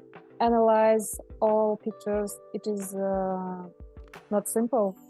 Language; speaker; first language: English; non-native, learner; Russian